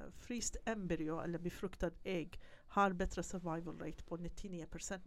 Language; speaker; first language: Swedish; non-native, fluent; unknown